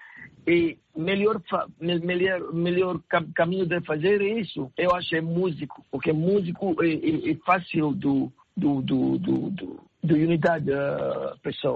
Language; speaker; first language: Portuguese; non-native, learner; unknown